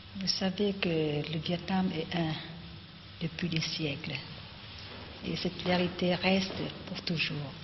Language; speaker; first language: French; non-native, fluent; Vietnamese